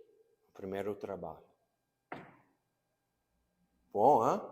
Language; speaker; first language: Portuguese; non-native, fluent; English